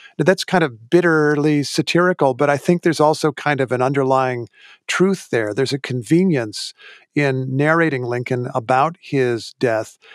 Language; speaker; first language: English; native; English